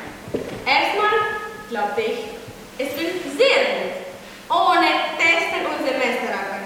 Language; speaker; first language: German; non-native, local second language; Romanian